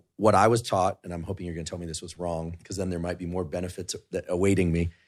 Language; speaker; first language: English; native; English